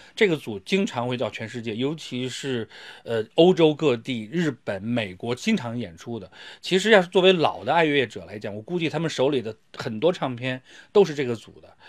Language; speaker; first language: Chinese; native; Chinese